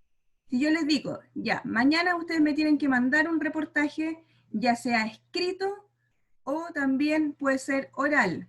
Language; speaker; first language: Spanish; native; Spanish